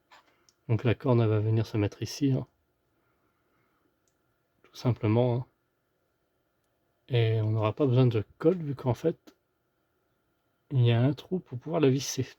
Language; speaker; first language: French; native; French